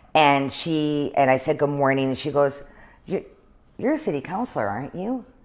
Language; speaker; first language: English; native; English